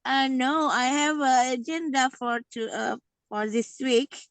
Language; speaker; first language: English; non-native, learner; Indonesian